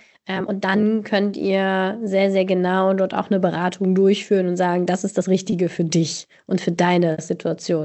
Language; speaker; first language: German; native; German